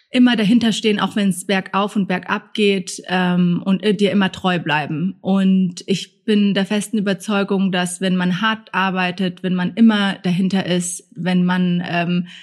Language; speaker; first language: German; early bilingual, other home language; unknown